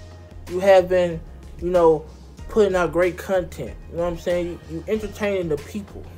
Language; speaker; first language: English; native; English